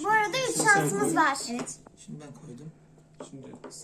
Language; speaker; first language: Turkish; native; Turkish